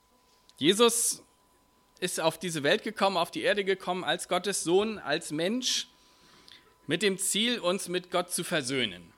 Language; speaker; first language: German; native; German